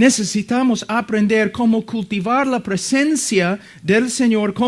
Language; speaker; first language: Spanish; non-native, fluent; English